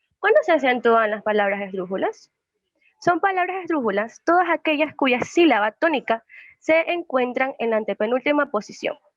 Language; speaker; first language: Spanish; native; Spanish